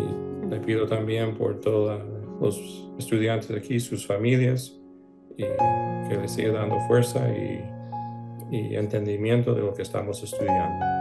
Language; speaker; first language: Spanish; non-native, fluent; English